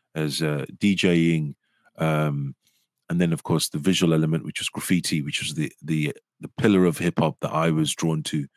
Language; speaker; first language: English; native; English